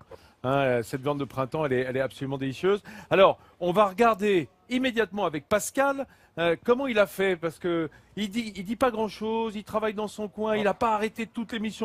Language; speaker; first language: French; native; French